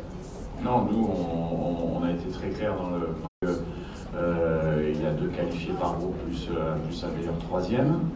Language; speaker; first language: French; native; French